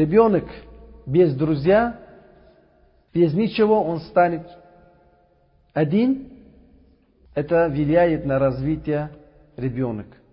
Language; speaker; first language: Russian; non-native, learner; Uzbek